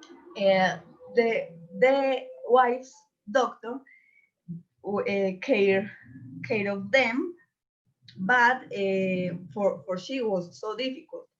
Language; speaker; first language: English; non-native, learner; Spanish